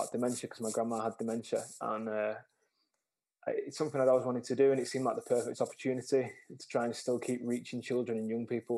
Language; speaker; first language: English; native; English